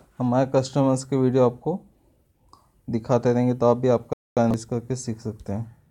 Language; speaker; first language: Hindi; non-native, local second language; Marathi